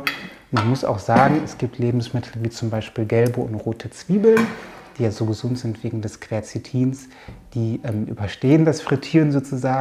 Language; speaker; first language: German; native; German